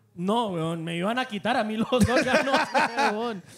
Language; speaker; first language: Spanish; native; Spanish